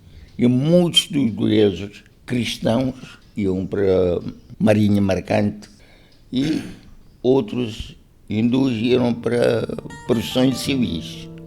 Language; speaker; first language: Portuguese; non-native, local second language; Konkani